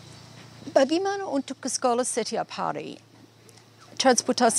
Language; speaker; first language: Indonesian; non-native, learner; English